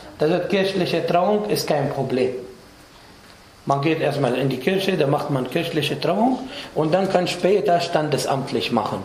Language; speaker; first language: German; non-native, fluent; Arabic